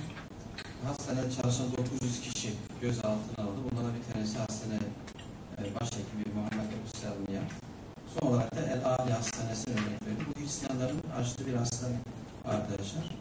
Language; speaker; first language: Turkish; native; Turkish